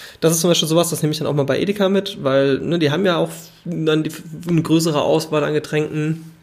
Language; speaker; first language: German; native; German